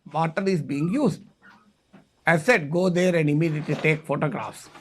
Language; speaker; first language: English; non-native, local second language; Telugu